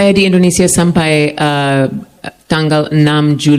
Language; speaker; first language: Indonesian; non-native, fluent; English